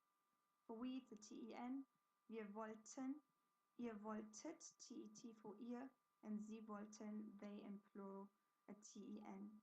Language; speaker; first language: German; non-native, fluent; English